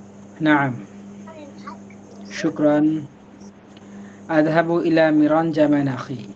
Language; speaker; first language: Arabic; non-native, fluent; Bangla